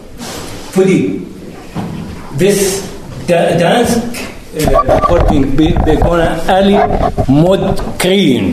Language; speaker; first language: Danish; non-native, learner; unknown